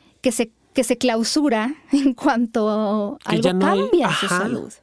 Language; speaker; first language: Spanish; native; Spanish